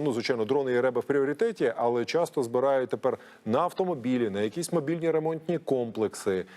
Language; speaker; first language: Ukrainian; native; Ukrainian